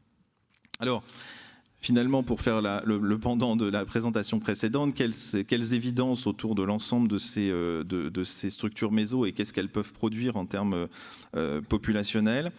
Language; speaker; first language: French; native; French